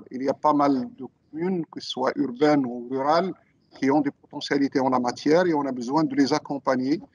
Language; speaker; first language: French; non-native, local second language; Arabic